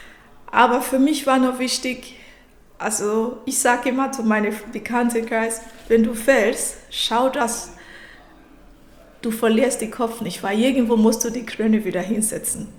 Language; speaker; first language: German; non-native, fluent; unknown